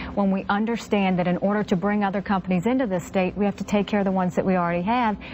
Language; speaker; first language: English; native; English